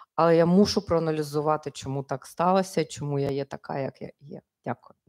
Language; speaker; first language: Ukrainian; native; Ukrainian